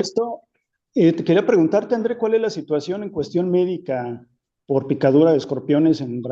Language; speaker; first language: Spanish; native; Spanish